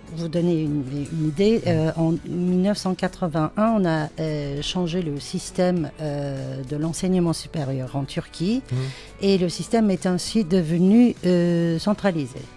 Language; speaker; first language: French; non-native, fluent; Turkish